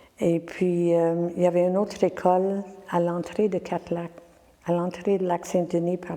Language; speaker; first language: French; non-native, local second language; English